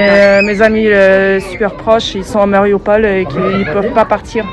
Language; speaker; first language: French; non-native, fluent; Russian